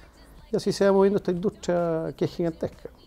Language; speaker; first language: Spanish; native; Spanish